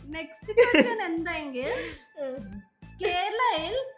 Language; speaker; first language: Malayalam; non-native, learner; Tamil